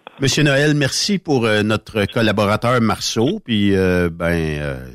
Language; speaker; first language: French; native; French